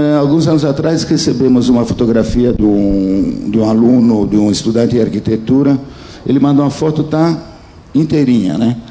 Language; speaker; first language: Portuguese; early bilingual, other home language; Italian